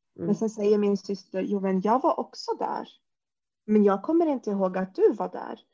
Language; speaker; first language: Swedish; early bilingual, other home language; Arabic